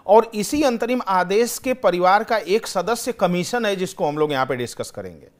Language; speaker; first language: Hindi; native; Hindi